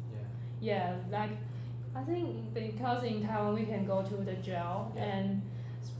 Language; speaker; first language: English; non-native, learner; Chinese